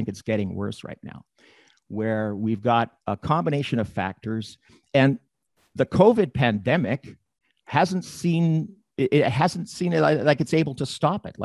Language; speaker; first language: English; native; English